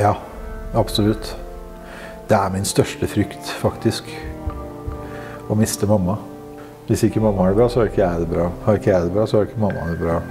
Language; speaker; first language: Norwegian; native; Norwegian